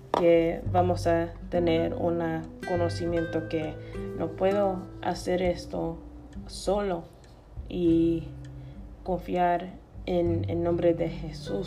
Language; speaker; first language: Spanish; non-native, learner; English